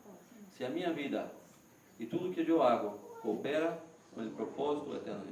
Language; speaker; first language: Spanish; non-native, learner; Portuguese